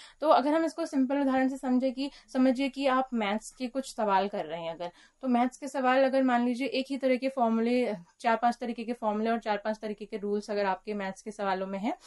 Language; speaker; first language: Hindi; native; Hindi